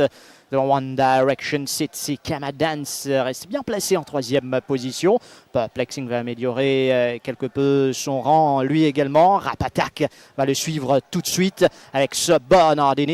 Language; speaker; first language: French; non-native, local second language; Morisyen